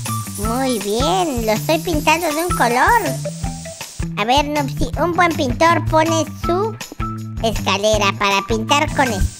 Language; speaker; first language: Spanish; native; Spanish